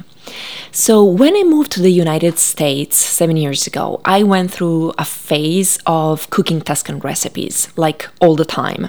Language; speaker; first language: English; non-native, fluent; Italian